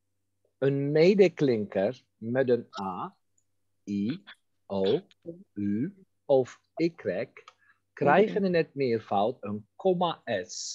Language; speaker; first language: Dutch; non-native, fluent; Turkish